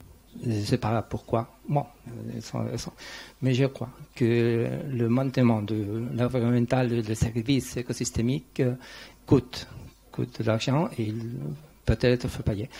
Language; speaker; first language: French; non-native, learner; Spanish